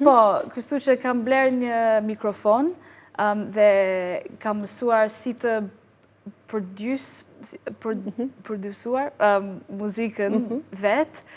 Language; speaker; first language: Albanian; non-native, learner; English